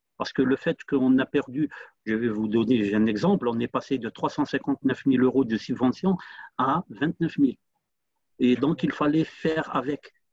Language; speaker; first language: French; non-native, local second language; Arabic